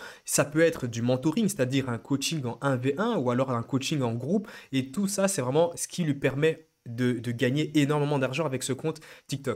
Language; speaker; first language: French; native; French